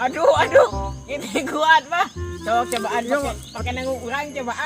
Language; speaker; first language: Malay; non-native, local second language; Sundanese